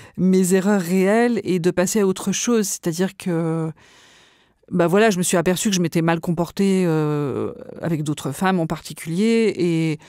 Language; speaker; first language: French; native; French